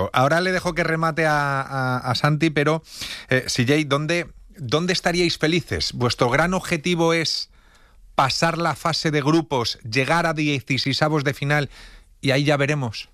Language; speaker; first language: Spanish; native; Spanish